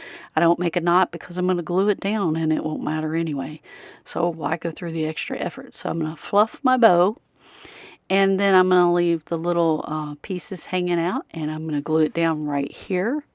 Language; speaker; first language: English; native; English